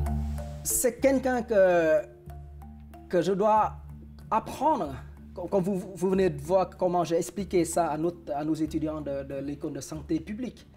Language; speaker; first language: French; non-native, fluent; Vietnamese